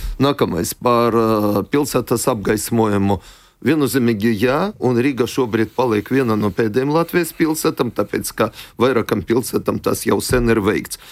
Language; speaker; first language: Latvian; non-native, local second language; Russian